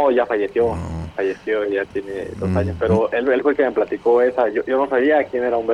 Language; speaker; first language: Spanish; native; Spanish